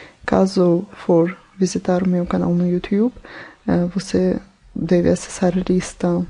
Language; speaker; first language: Portuguese; non-native, fluent; Russian